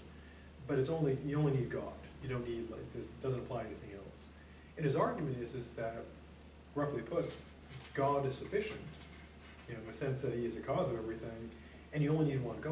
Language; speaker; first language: English; native; English